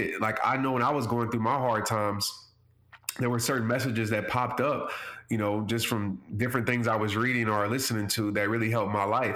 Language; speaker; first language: English; native; English